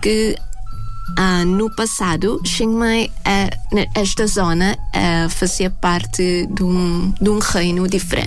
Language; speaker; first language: Portuguese; non-native, fluent; Thai